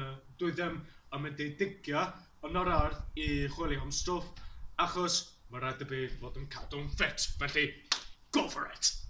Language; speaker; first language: Welsh; non-native, learner; English